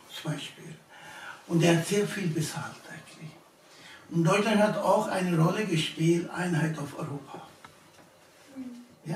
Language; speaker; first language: German; non-native, learner; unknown